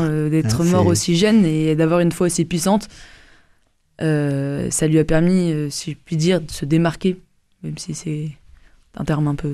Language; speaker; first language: French; native; French